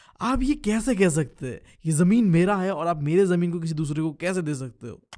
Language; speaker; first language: Hindi; non-native, local second language; Bangla